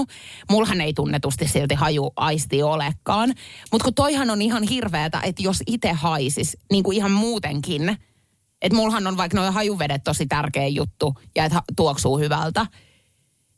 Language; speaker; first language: Finnish; native; Finnish